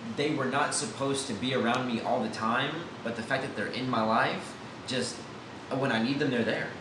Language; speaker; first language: English; native; English